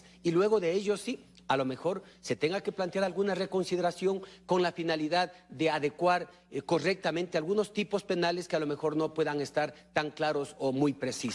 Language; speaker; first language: Spanish; native; Spanish